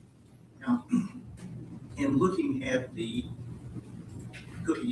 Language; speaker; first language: English; native; English